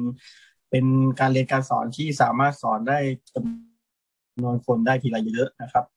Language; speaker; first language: Thai; native; Thai